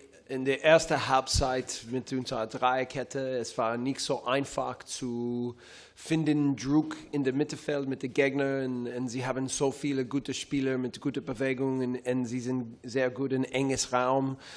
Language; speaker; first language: German; non-native, learner; English